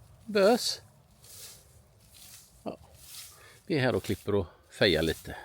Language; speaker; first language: Swedish; native; Swedish